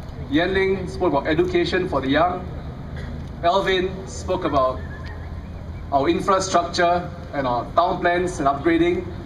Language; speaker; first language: English; non-native, local second language; Malay